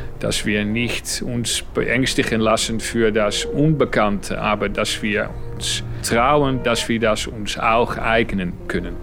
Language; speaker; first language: German; non-native, fluent; Dutch